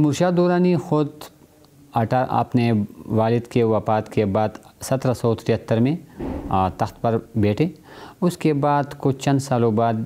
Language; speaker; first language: Urdu; non-native, local second language; Pashto